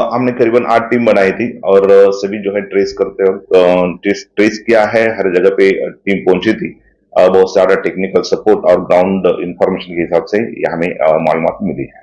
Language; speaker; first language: Hindi; non-native, local second language; Marathi